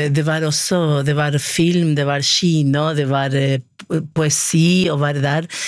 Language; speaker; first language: Norwegian; non-native, fluent; Spanish